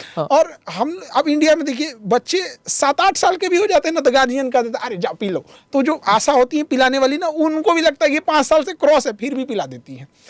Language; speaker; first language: Hindi; native; Hindi